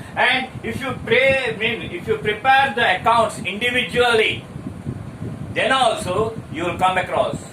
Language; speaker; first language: English; non-native, local second language; Telugu